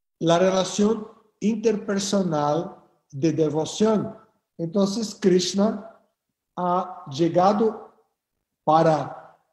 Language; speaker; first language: Spanish; non-native, fluent; Portuguese